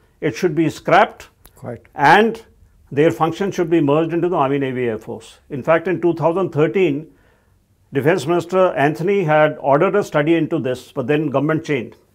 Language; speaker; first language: English; non-native, local second language; Hindi